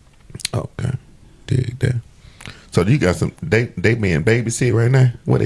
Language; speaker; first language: English; native; English